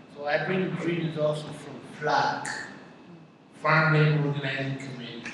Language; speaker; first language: English; native; English